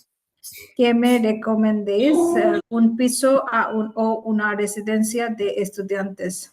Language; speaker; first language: Spanish; non-native, learner; Bangla